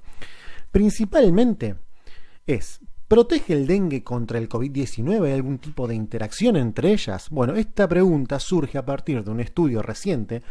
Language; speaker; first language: Spanish; native; Spanish